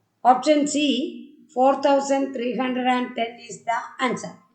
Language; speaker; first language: English; non-native, local second language; Malayalam